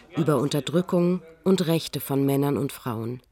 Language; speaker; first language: German; native; German